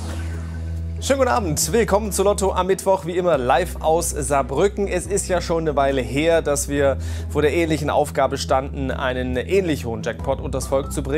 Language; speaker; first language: German; native; German